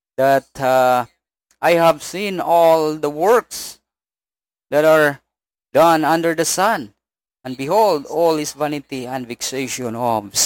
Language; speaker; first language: English; non-native, local second language; Cebuano